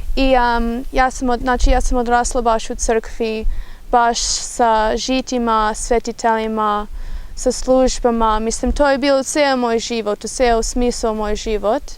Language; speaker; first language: Bosnian; non-native, fluent; English